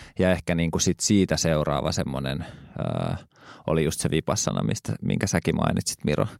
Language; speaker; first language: Finnish; native; Finnish